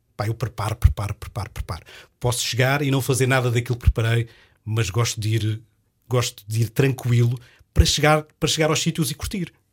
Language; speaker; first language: Portuguese; native; Portuguese